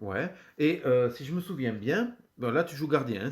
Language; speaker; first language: French; native; French